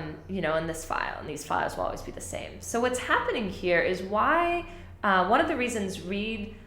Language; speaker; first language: English; native; English